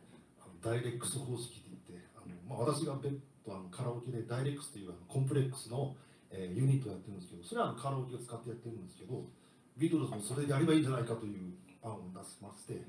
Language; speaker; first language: Japanese; native; Japanese